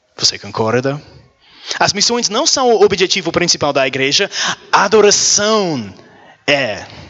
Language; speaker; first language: Portuguese; non-native, learner; English